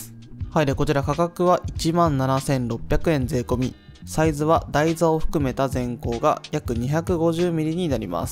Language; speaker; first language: Japanese; native; Japanese